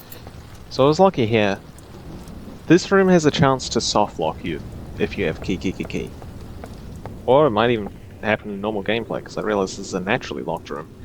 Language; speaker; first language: English; native; English